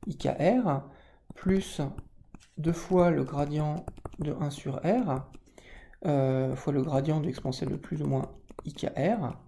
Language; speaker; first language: French; native; French